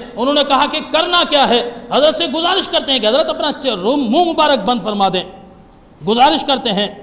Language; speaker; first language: Urdu; non-native, local second language; Sindhi